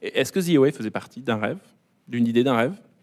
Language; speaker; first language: French; native; French